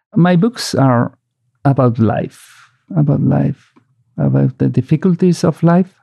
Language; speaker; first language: English; non-native, fluent; Spanish